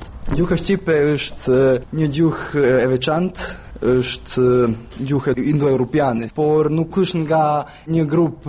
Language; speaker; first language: Albanian; non-native, fluent; Serbian